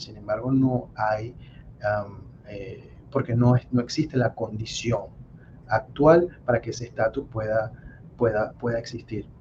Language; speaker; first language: Spanish; native; Spanish